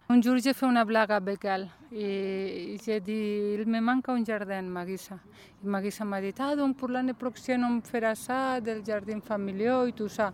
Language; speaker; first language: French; non-native, learner; Spanish